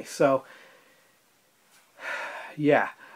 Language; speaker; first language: English; native; English